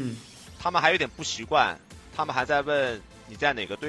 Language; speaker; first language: Chinese; native; Chinese